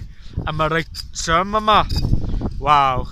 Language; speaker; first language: Welsh; non-native, learner; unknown